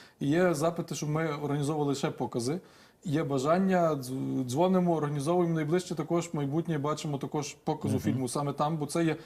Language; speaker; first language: Ukrainian; native; Ukrainian